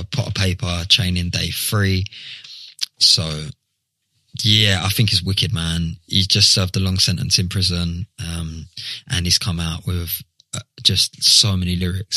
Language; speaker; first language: English; native; English